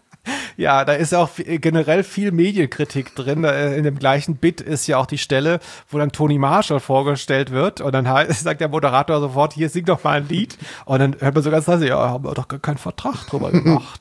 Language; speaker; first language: German; native; German